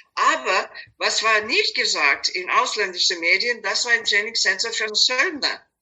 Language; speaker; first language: German; non-native, fluent; Serbian